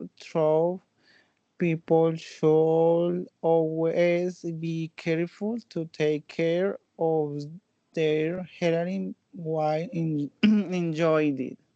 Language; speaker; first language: English; non-native, learner; Spanish